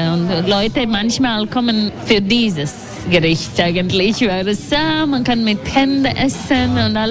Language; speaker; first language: German; non-native, learner; Latvian